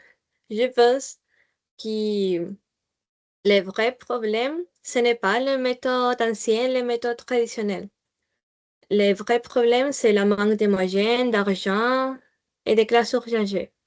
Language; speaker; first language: French; non-native, learner; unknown